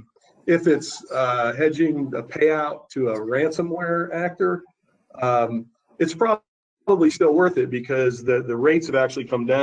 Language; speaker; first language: English; native; English